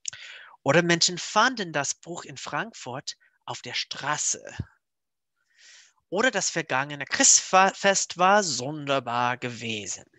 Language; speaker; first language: German; non-native, fluent; English